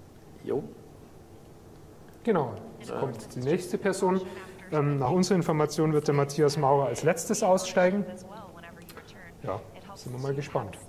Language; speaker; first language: German; native; German